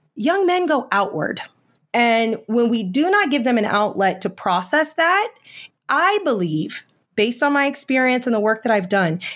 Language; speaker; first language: English; native; English